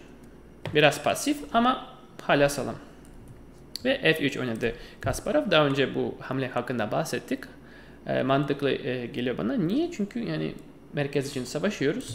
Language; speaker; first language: Turkish; non-native, fluent; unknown